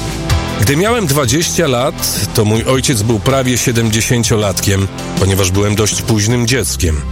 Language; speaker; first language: Polish; native; Polish